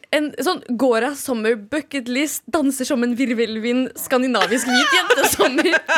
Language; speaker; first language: Norwegian; early bilingual, other home language; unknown